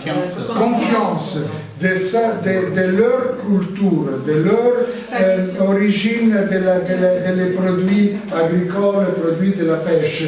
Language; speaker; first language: French; non-native, learner; Italian